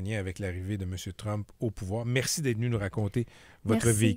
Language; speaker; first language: French; native; French